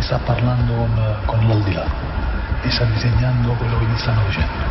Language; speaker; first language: Italian; native; Italian